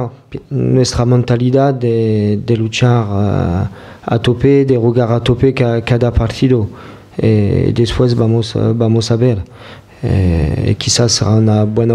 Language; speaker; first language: Spanish; non-native, fluent; French